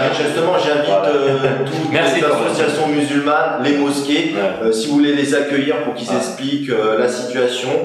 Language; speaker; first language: French; native; French